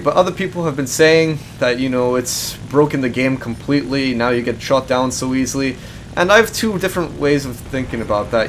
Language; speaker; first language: English; native; English